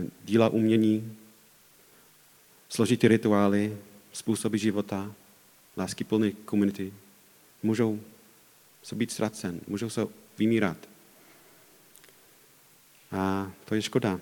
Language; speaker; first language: Czech; non-native, fluent; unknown